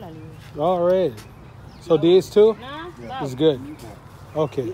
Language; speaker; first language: English; native; English